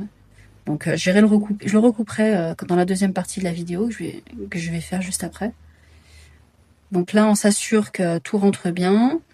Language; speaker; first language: French; native; French